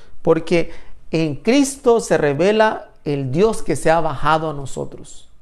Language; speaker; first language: Spanish; native; Spanish